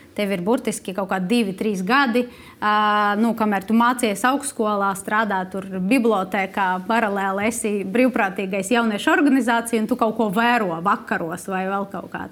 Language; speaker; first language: Latvian; non-native, local second language; Russian